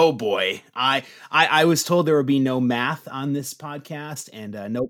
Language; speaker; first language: English; native; English